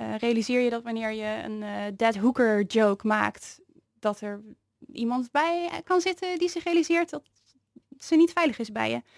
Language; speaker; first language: Dutch; native; Dutch